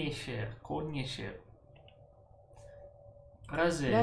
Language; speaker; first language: Portuguese; non-native, learner; Italian